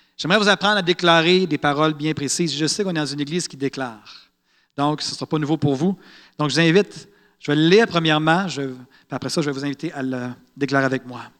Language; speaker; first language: French; native; French